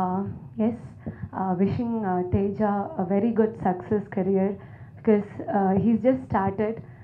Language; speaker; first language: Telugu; non-native, learner; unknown